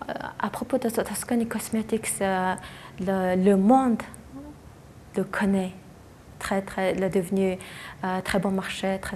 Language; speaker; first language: French; non-native, learner; Mongolian